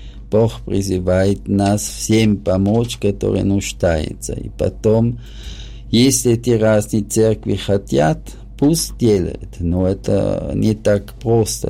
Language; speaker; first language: Ukrainian; non-native, learner; German